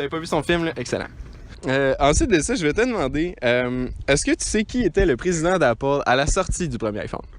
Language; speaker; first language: French; native; French